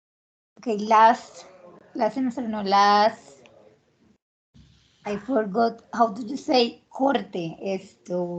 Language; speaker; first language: English; non-native, learner; Spanish